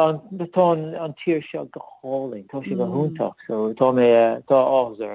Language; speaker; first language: Irish; non-native, learner; English